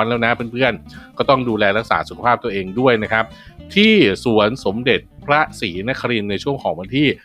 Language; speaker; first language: Thai; native; Thai